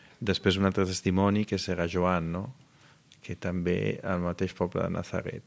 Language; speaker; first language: Catalan; non-native, fluent; Italian